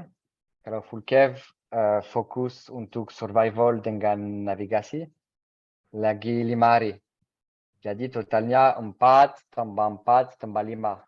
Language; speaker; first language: Indonesian; non-native, fluent; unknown